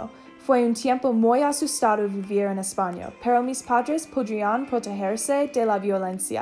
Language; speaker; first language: Spanish; non-native, learner; English